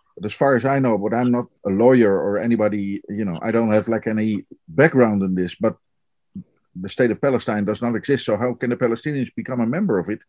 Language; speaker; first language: English; non-native, fluent; Dutch